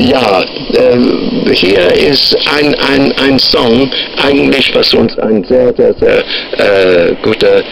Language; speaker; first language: German; non-native, fluent; English